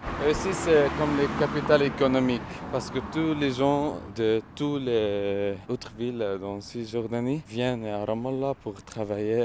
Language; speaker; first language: French; non-native, fluent; Arabic